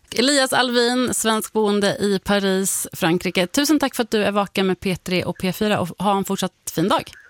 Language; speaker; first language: Swedish; native; Swedish